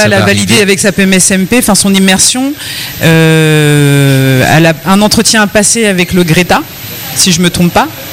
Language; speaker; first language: French; native; French